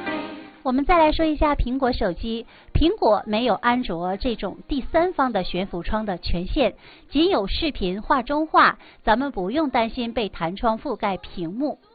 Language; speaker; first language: Chinese; native; Chinese